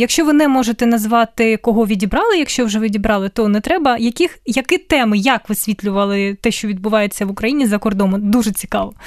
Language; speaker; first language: Ukrainian; native; Ukrainian